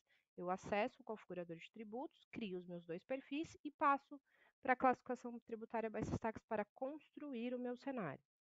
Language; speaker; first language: Portuguese; native; Portuguese